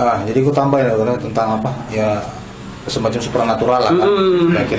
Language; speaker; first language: Malay; native; Malay